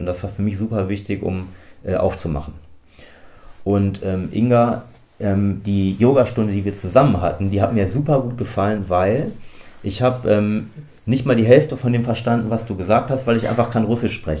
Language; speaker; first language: German; native; German